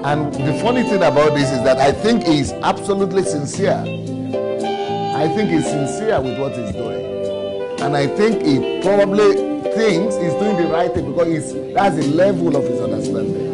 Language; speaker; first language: English; non-native, local second language; Yoruba